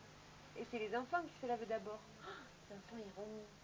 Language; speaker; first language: French; native; French